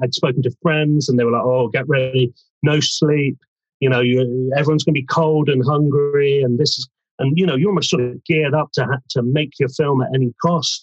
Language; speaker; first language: English; native; English